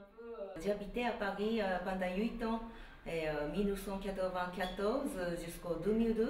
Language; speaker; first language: French; non-native, learner; Japanese